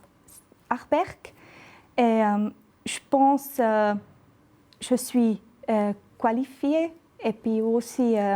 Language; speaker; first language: French; non-native, local second language; German